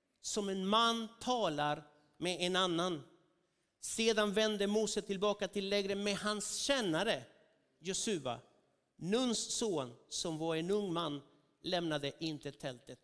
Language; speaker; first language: Swedish; non-native, fluent; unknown